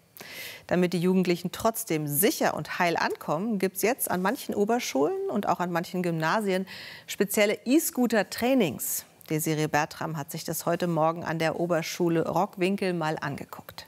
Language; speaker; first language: German; native; German